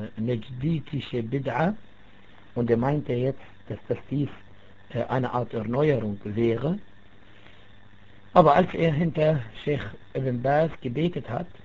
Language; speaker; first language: German; non-native, fluent; Arabic